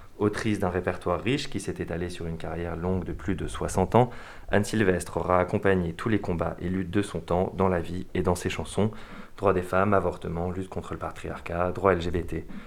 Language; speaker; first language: French; native; French